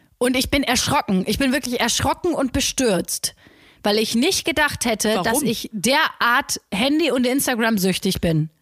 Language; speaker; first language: German; native; German